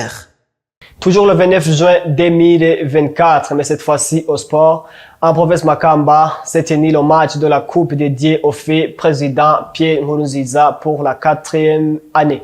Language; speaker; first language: French; non-native, local second language; Rundi